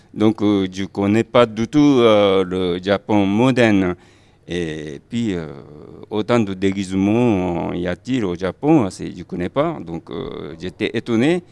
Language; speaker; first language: French; non-native, fluent; Japanese